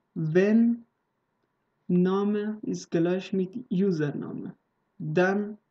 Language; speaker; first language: German; non-native, learner; Persian